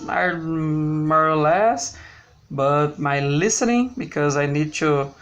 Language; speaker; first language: English; non-native, learner; Portuguese